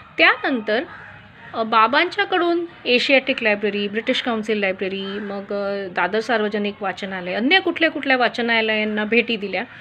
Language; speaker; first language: Marathi; non-native, local second language; Konkani